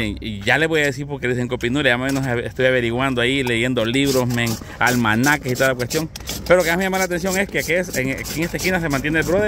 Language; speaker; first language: Spanish; native; Spanish